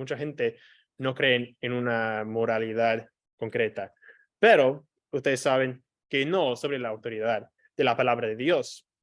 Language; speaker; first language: Spanish; non-native, fluent; English